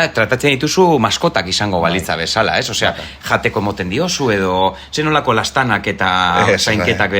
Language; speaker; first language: Basque; native; Basque